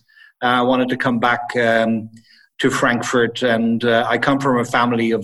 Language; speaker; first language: English; native; English